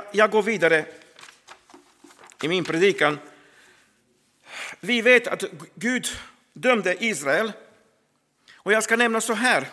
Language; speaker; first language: Swedish; non-native, fluent; Croatian